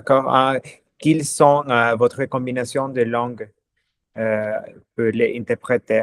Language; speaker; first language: French; non-native, learner; German